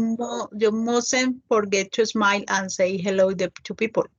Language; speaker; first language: English; non-native, learner; Spanish